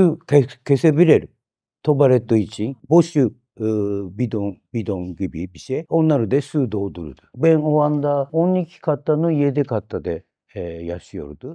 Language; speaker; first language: Turkish; non-native, fluent; Japanese